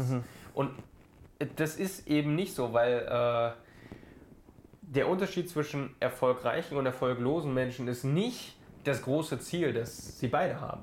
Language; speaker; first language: German; native; German